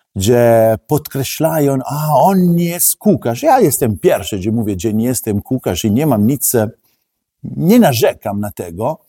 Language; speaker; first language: Polish; non-native, learner; Italian